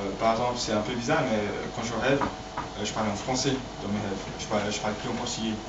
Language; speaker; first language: French; non-native, fluent; Portuguese